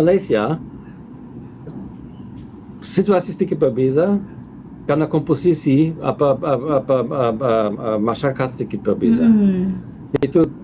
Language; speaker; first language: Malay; non-native, fluent; German